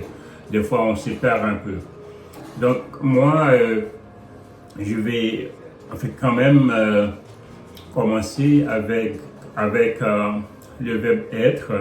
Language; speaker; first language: French; non-native, local second language; Haitian Creole